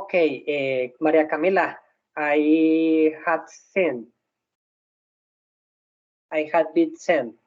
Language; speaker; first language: English; non-native, learner; Spanish